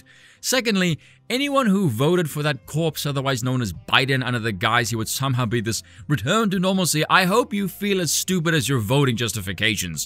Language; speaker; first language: English; native; English